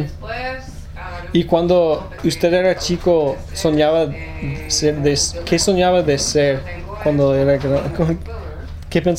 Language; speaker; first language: Spanish; early bilingual, other home language; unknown